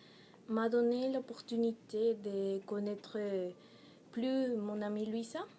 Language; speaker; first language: French; non-native, learner; Spanish